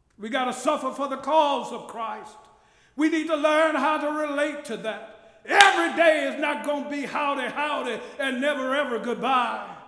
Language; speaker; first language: English; native; English